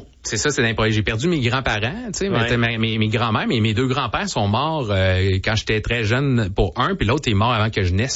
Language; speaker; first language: French; native; French